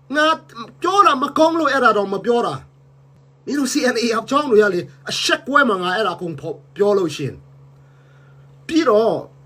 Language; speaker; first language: Burmese; non-native, local second language; Hakha Chin